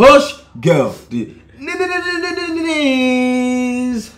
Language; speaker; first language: Turkish; non-native, learner; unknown